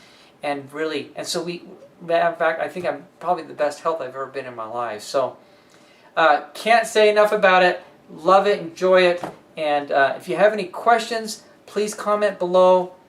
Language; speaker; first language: English; native; English